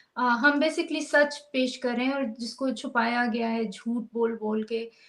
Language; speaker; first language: Urdu; native; Urdu